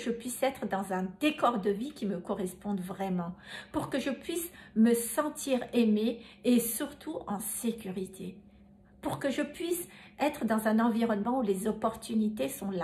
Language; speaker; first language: French; native; French